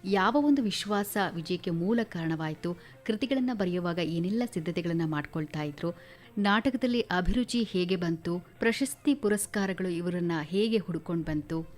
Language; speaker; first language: Kannada; native; Kannada